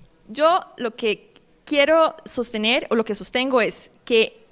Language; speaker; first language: Spanish; native; Spanish